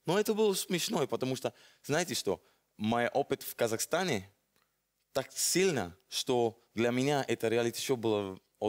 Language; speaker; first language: Russian; non-native, learner; Italian